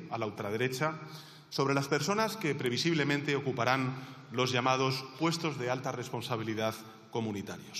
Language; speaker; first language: Spanish; native; Spanish